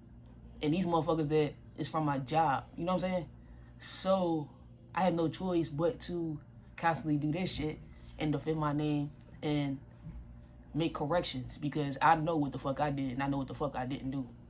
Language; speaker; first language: English; native; English